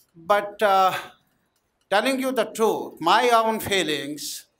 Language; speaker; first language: English; non-native, local second language; Urdu